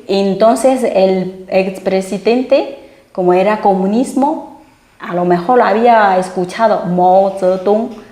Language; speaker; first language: Spanish; non-native, fluent; Chinese